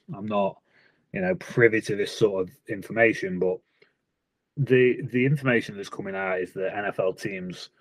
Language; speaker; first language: English; native; English